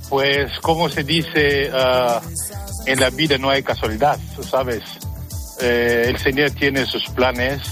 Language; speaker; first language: Spanish; non-native, fluent; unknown